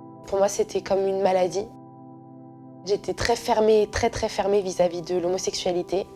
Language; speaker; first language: French; native; French